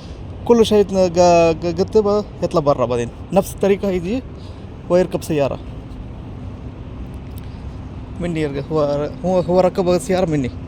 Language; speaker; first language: Arabic; non-native, learner; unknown